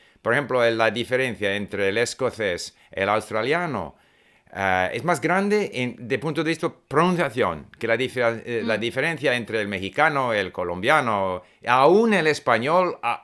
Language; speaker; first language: Spanish; non-native, fluent; English